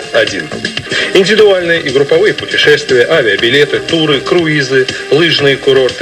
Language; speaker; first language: Russian; native; Russian